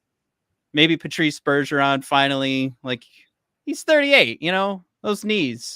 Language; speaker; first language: English; native; English